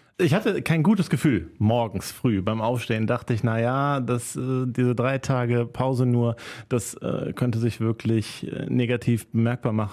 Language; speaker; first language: German; native; German